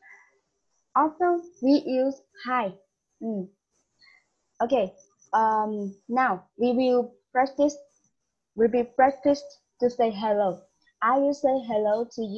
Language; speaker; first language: English; non-native, learner; Vietnamese